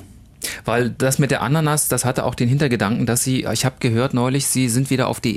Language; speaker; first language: German; native; German